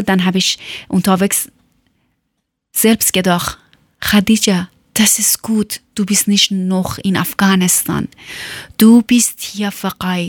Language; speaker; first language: German; non-native, learner; Persian